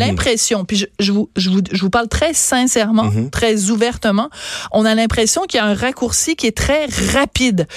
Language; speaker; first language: French; native; French